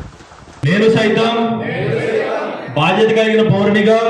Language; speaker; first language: Telugu; native; Telugu